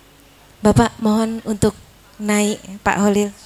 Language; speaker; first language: Indonesian; native; Indonesian